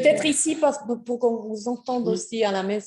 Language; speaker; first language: French; non-native, fluent; German